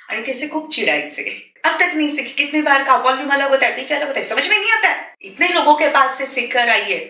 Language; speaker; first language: Hindi; non-native, local second language; Marathi